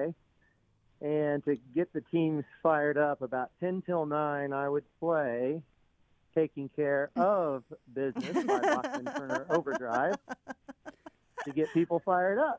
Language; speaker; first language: English; native; English